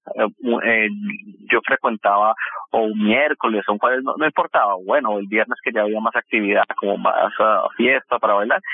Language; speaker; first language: Spanish; native; Spanish